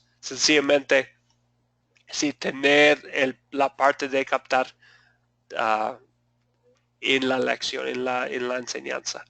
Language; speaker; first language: Spanish; non-native, fluent; English